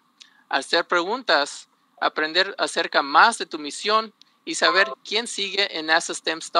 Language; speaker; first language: Spanish; early bilingual, heritage; Spanish